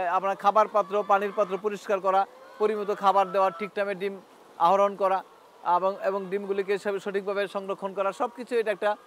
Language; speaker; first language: Bangla; native; Bangla